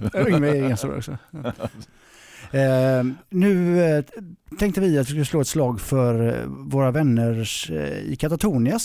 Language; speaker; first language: Swedish; native; Swedish